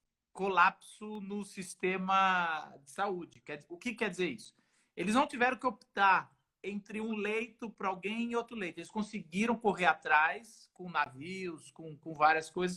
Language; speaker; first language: Portuguese; native; Portuguese